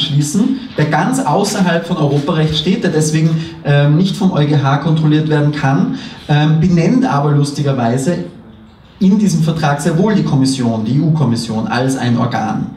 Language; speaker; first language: German; native; German